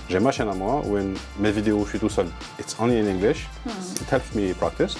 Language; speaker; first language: French; non-native, local second language; Arabic